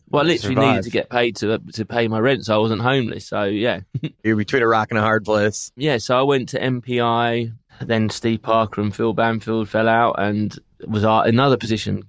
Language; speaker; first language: English; native; English